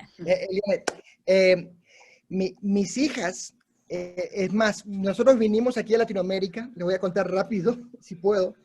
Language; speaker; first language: Spanish; non-native, local second language; English